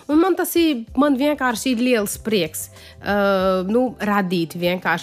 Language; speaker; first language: Latvian; non-native, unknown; Portuguese